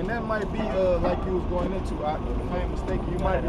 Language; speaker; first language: English; native; English